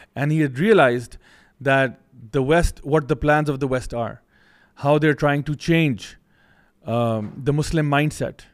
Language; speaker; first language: English; non-native, local second language; Urdu